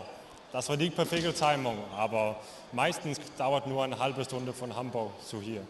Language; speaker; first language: German; non-native, learner; Danish